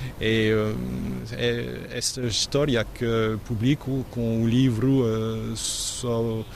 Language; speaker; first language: Portuguese; non-native, learner; French